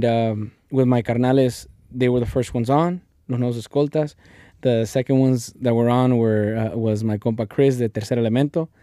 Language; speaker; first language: English; early bilingual, other home language; Spanish